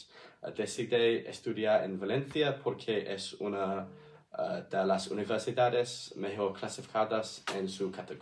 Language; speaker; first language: Spanish; non-native, learner; English